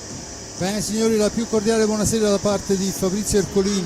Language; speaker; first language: Italian; native; Italian